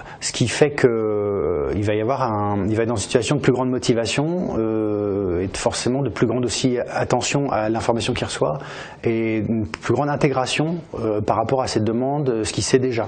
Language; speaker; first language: French; native; French